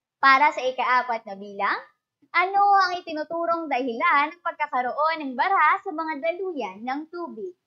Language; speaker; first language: Filipino; native; Filipino